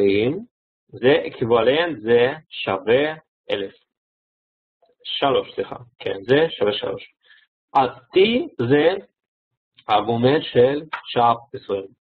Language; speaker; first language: Hebrew; non-native, fluent; Russian